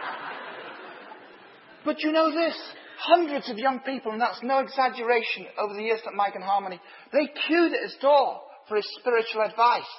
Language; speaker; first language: English; native; English